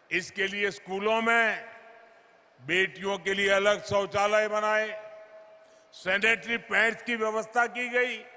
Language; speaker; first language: Hindi; non-native, local second language; Gujarati